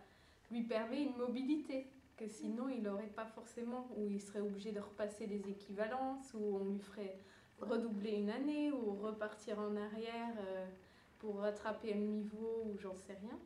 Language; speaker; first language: French; early bilingual, other home language; Dutch